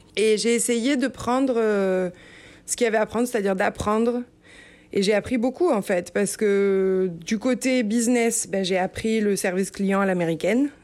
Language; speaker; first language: French; native; French